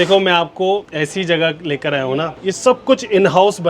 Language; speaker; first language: Hindi; native; Hindi